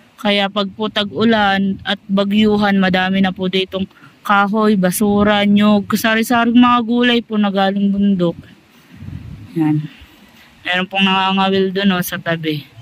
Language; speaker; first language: Filipino; native; Filipino